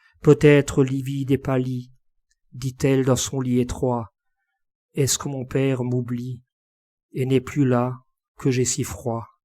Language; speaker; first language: French; native; French